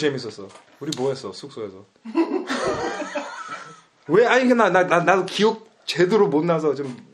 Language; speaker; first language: Korean; early bilingual, heritage; English